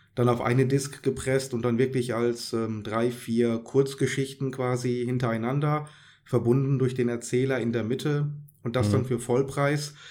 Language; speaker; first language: German; native; German